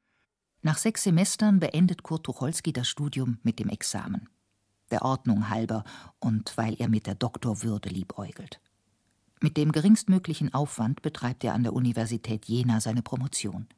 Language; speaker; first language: German; native; German